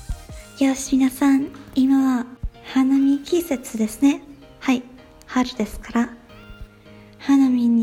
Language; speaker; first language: Japanese; non-native, learner; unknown